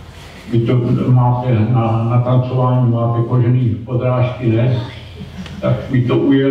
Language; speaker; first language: Czech; non-native, local second language; German